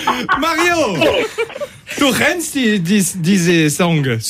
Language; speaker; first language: German; non-native, learner; French